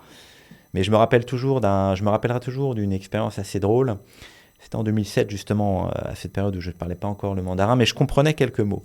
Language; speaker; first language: French; native; French